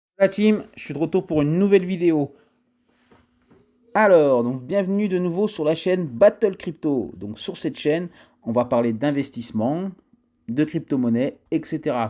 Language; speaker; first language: French; native; French